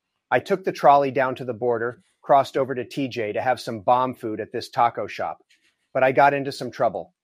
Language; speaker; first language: English; native; English